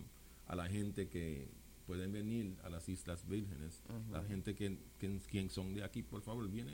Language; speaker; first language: Spanish; non-native, local second language; English